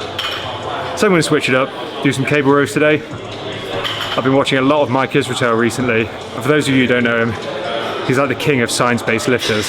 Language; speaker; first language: English; native; English